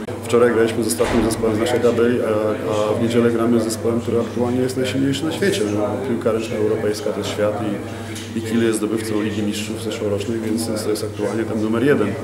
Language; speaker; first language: Polish; native; Polish